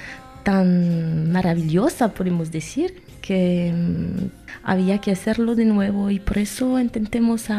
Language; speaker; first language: Spanish; non-native, fluent; French